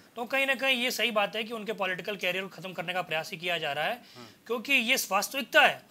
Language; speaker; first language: Hindi; native; Hindi